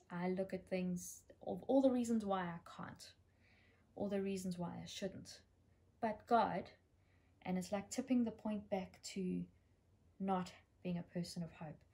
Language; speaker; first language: English; native; English